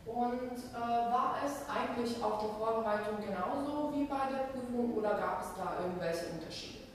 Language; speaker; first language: German; non-native, fluent; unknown